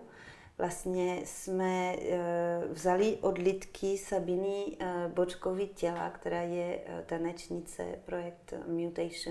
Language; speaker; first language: Czech; non-native, fluent; French